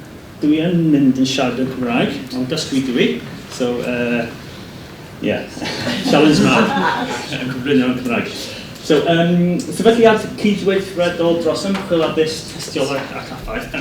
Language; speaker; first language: Welsh; non-native, learner; English